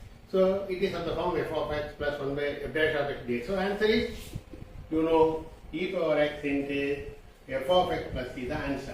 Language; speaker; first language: English; non-native, local second language; Tamil